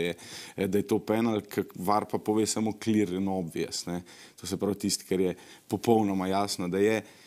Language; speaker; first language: Slovenian; native; Slovenian